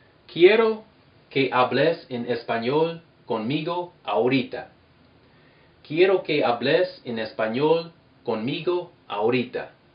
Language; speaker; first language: Spanish; non-native, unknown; English